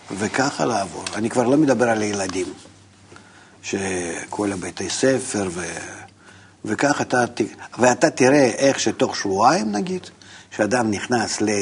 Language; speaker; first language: Hebrew; non-native, fluent; Russian